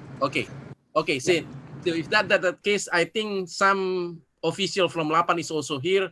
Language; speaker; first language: English; non-native, fluent; Indonesian